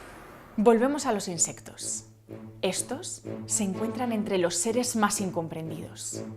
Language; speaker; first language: Spanish; native; Spanish